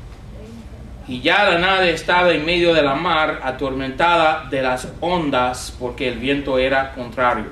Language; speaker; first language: Spanish; non-native, fluent; English